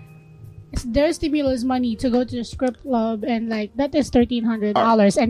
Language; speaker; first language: English; non-native, local second language; Filipino